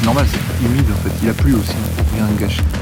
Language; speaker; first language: French; native; French